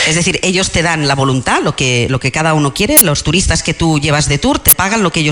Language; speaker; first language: Spanish; native; Spanish